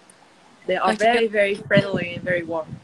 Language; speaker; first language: English; non-native, fluent; Vietnamese